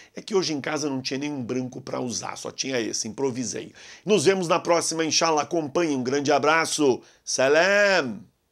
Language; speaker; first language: Portuguese; native; Portuguese